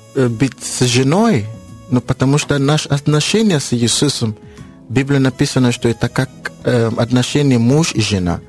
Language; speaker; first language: Russian; non-native, learner; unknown